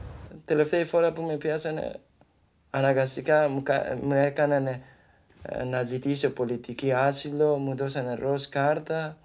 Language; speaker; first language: Greek; non-native, learner; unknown